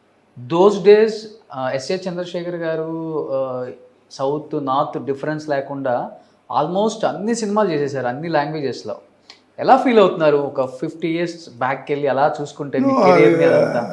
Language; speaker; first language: Telugu; native; Telugu